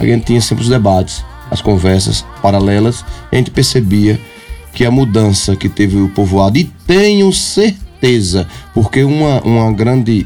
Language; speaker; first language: Portuguese; native; Portuguese